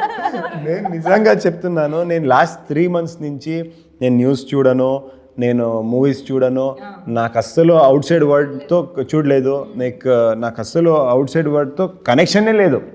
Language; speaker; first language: Telugu; non-native, learner; Kannada